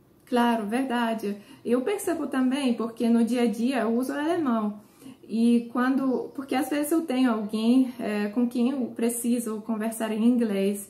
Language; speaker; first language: Portuguese; non-native, fluent; Polish